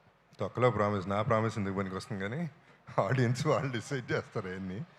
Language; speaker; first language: Telugu; native; Telugu